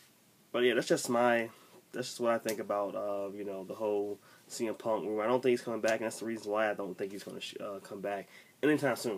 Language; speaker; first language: English; native; English